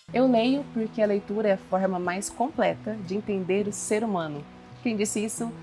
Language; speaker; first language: Portuguese; native; Portuguese